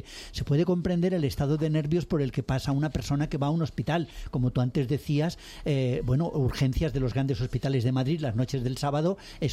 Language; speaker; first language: Spanish; native; Spanish